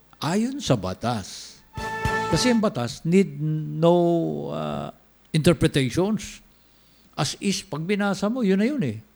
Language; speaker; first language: Filipino; non-native, local second language; Cebuano